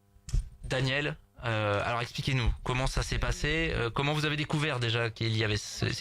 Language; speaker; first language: French; native; French